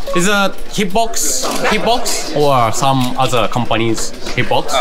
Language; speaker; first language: English; non-native, learner; Japanese